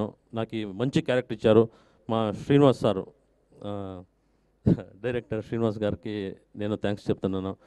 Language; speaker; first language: Telugu; non-native, learner; Kannada